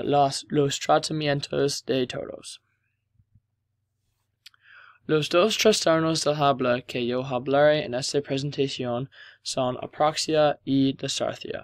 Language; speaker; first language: Spanish; non-native, learner; English